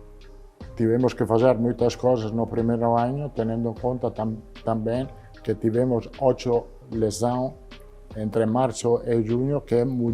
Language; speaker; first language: Portuguese; non-native, learner; Italian